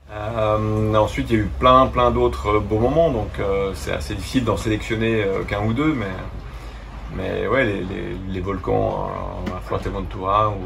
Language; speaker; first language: French; native; French